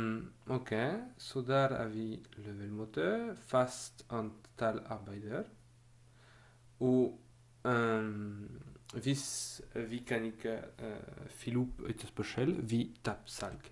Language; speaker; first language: Norwegian; non-native, learner; French